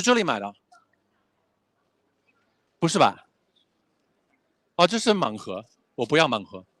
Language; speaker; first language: Chinese; non-native, fluent; English